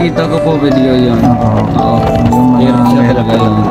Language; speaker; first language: Filipino; non-native, learner; Punjabi